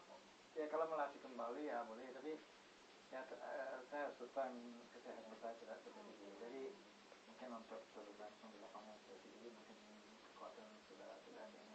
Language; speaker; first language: Indonesian; non-native, fluent; English